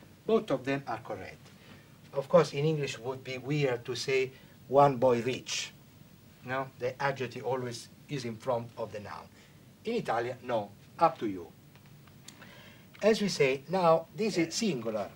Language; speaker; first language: English; non-native, fluent; Italian